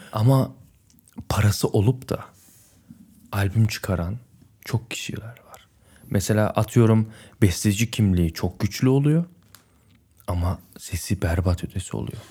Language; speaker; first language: Turkish; native; Turkish